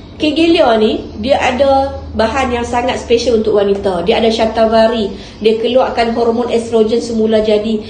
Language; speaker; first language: Malay; native; Malay